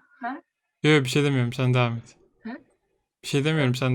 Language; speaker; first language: Turkish; native; Turkish